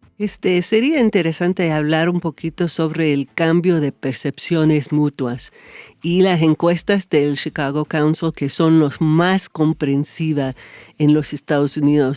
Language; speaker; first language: Spanish; non-native, fluent; English